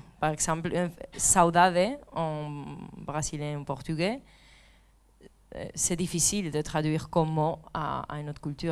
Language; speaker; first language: French; non-native, fluent; Spanish